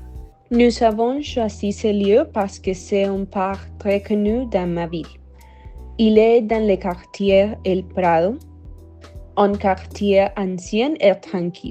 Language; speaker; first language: French; non-native, learner; Spanish